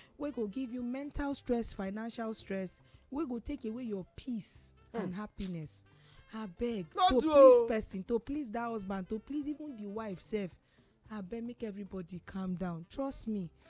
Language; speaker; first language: Nigerian Pidgin; native; Nigerian Pidgin